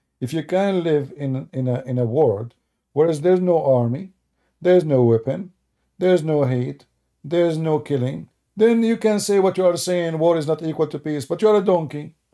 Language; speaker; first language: English; non-native, fluent; Arabic